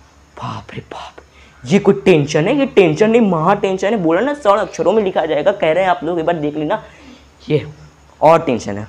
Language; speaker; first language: Hindi; native; Hindi